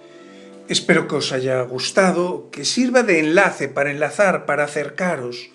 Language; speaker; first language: Spanish; native; Spanish